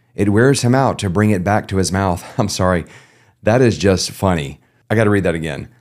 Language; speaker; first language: English; native; English